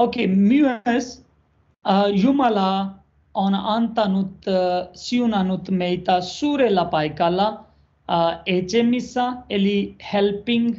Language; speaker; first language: Finnish; non-native, learner; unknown